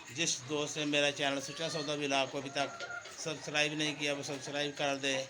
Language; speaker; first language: Urdu; non-native, local second language; Punjabi